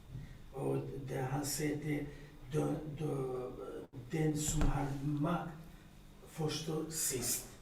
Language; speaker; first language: Swedish; non-native, learner; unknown